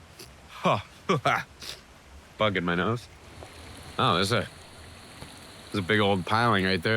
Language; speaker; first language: English; native; English